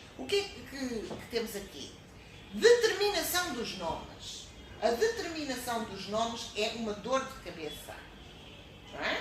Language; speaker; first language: Portuguese; native; Portuguese